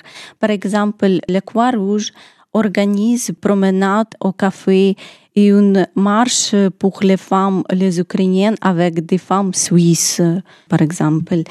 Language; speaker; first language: French; non-native, learner; Ukrainian